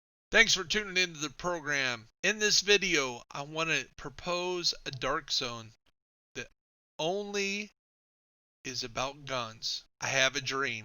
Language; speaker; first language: English; native; English